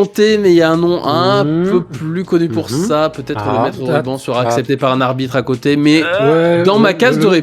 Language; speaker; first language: French; native; French